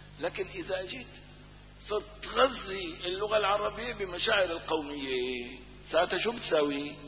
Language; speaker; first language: Arabic; non-native, local second language; Kurdish